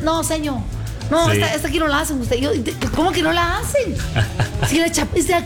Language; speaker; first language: Spanish; native; Spanish